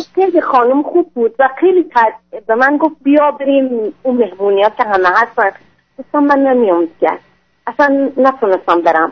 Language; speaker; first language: Persian; non-native, fluent; French